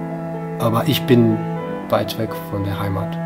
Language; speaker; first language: German; non-native, fluent; Bosnian